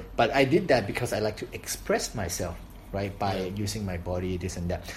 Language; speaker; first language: English; non-native, fluent; Thai